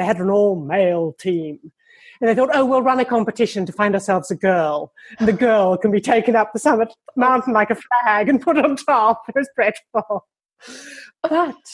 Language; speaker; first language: English; native; English